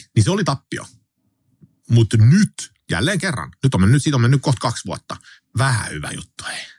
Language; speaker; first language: Finnish; early bilingual, heritage; Finnish